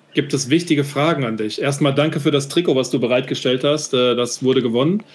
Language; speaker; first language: German; native; German